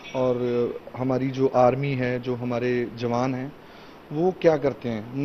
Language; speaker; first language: Hindi; native; Hindi